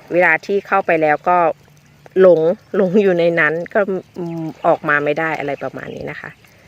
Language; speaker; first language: Thai; non-native, local second language; Northeastern Thai